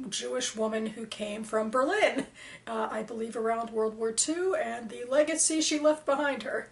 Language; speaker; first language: English; native; English